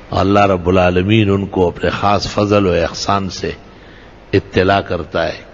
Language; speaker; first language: Urdu; non-native, local second language; Pashto